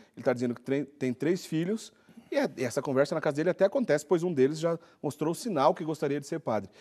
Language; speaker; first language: Portuguese; native; Portuguese